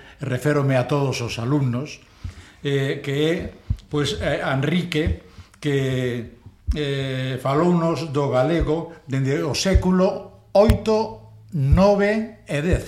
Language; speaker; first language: Galician; non-native, local second language; Spanish